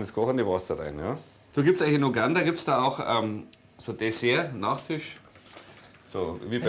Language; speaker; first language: German; native; German